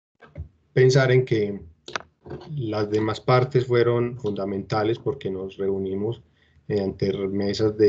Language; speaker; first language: Spanish; native; Spanish